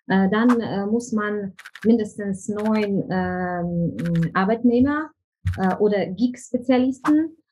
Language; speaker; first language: German; non-native, fluent; Ukrainian